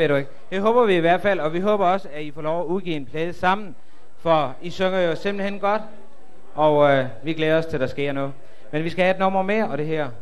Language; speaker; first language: Danish; native; Danish